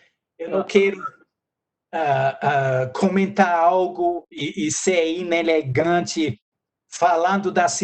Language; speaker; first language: Portuguese; non-native, fluent; English